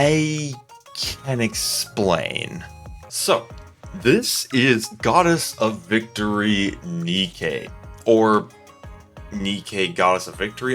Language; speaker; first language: English; native; English